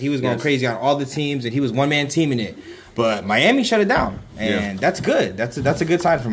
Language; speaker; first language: English; native; English